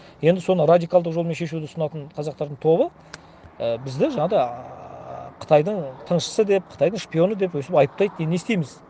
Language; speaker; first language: Kazakh; native; Kazakh